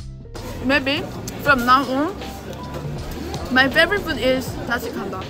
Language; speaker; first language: English; non-native, learner; Korean